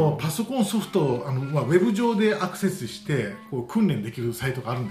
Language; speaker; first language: Japanese; native; Japanese